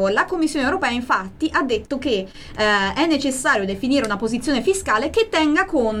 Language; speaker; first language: Italian; native; Italian